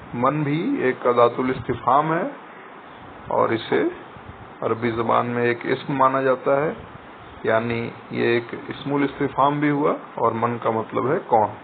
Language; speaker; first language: Urdu; native; Urdu